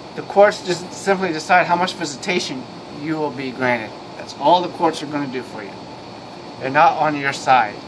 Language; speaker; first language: English; native; English